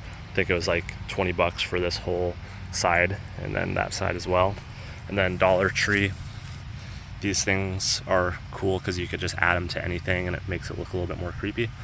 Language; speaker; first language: English; native; English